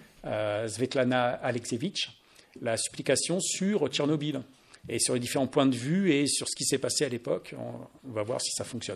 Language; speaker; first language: French; native; French